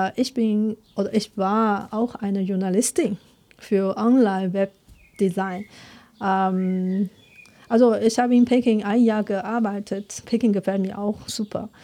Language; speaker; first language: German; non-native, fluent; Chinese